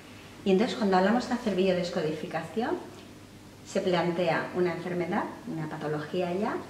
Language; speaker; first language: Spanish; native; Spanish